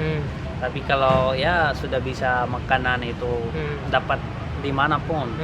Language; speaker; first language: Indonesian; non-native, learner; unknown